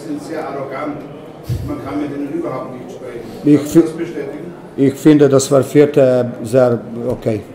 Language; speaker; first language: German; non-native, fluent; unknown